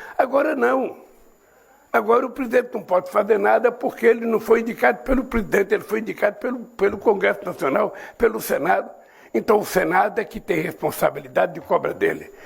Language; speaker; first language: Portuguese; native; Portuguese